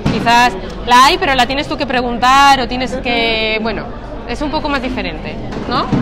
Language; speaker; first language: Spanish; native; Spanish